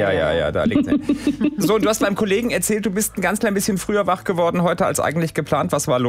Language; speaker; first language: German; native; German